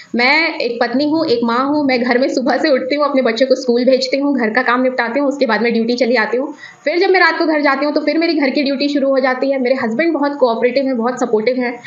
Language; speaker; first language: Hindi; native; Hindi